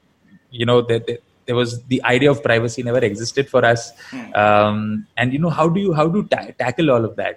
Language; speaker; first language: English; non-native, local second language; Malayalam